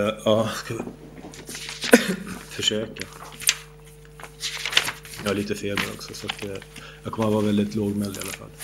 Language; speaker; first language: Swedish; native; Swedish